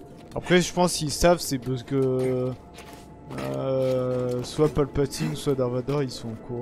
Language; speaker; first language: French; native; French